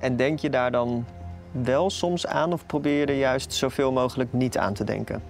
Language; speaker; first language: Dutch; native; Dutch